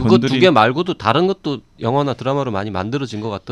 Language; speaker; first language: Korean; native; Korean